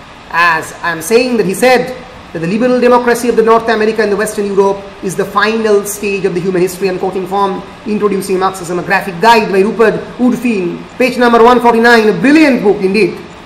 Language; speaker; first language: English; non-native, local second language; Bangla